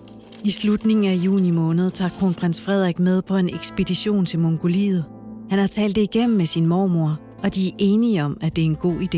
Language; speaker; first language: Danish; native; Danish